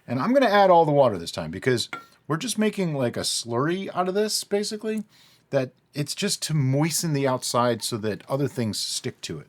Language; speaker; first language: English; native; English